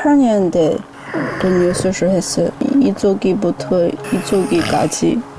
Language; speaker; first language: Korean; non-native, learner; Chinese